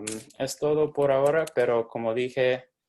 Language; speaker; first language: Spanish; non-native, fluent; English